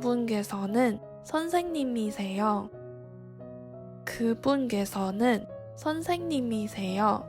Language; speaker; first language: Korean; non-native, fluent; Chinese